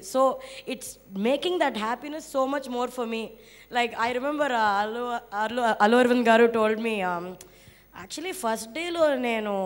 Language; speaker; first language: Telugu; non-native, fluent; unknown